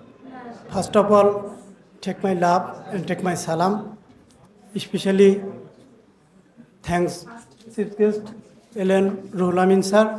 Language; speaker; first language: English; non-native, learner; Bangla